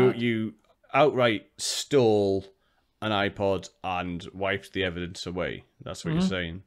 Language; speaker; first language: English; native; English